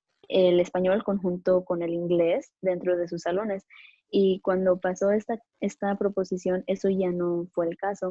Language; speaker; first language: Spanish; early bilingual, other home language; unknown